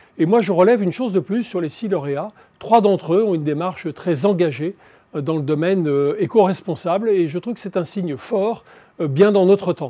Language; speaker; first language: French; native; French